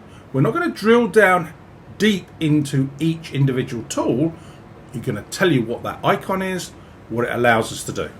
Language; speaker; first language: English; native; English